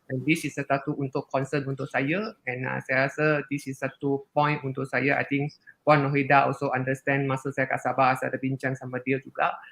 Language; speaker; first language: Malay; non-native, local second language; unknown